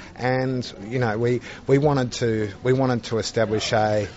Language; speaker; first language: English; native; English